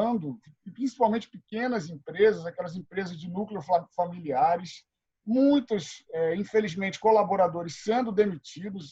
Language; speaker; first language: Portuguese; native; Portuguese